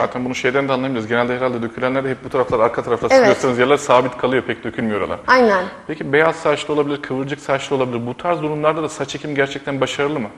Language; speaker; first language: Turkish; native; Turkish